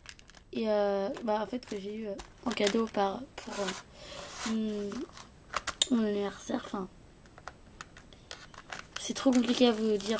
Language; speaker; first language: French; native; French